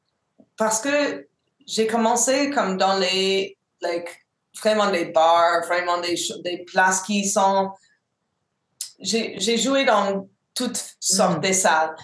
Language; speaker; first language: French; non-native, local second language; English